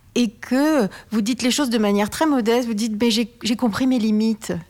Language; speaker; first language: French; native; French